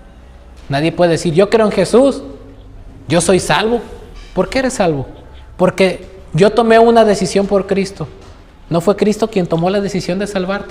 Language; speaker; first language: Spanish; native; Spanish